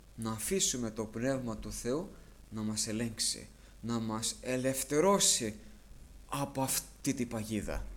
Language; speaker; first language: Greek; early bilingual, heritage; Greek